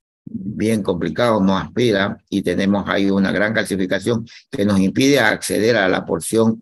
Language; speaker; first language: Spanish; native; Spanish